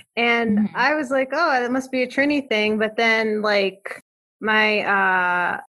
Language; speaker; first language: English; native; English